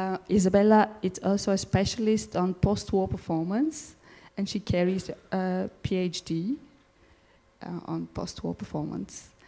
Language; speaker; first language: English; non-native, fluent; Bulgarian